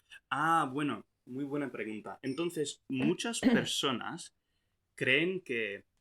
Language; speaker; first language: Spanish; non-native, fluent; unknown